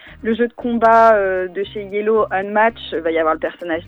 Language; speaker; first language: French; native; French